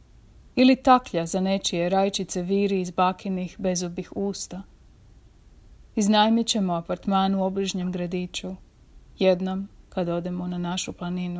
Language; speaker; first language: Croatian; native; Croatian